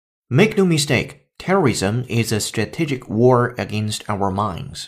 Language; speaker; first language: English; non-native, fluent; Chinese